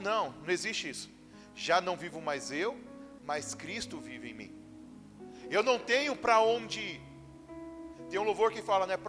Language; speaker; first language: Portuguese; native; Portuguese